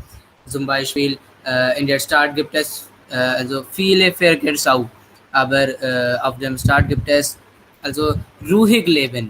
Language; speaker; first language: German; non-native, learner; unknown